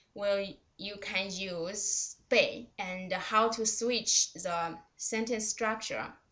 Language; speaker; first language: English; non-native, fluent; Chinese